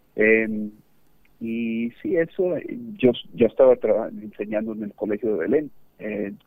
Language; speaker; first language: Spanish; early bilingual, heritage; Spanish